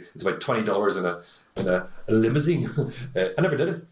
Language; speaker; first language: English; native; English